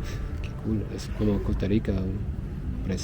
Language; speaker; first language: Spanish; non-native, learner; English